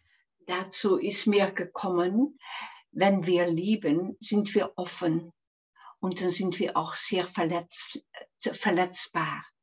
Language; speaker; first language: German; non-native, fluent; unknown